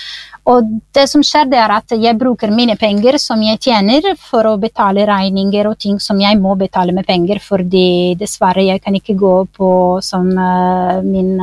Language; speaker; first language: Norwegian; non-native, fluent; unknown